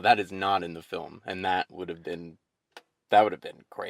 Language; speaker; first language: English; native; English